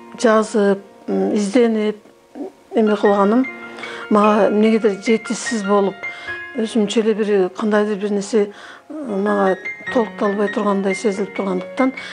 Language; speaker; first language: Kyrgyz; native; Kyrgyz